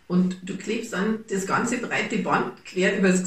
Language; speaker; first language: German; native; German